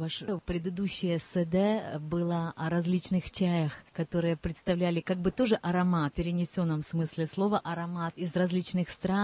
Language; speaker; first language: Russian; native; Russian